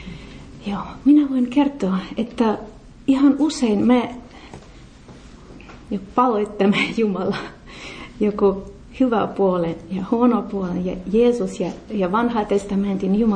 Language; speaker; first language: Finnish; non-native, learner; Russian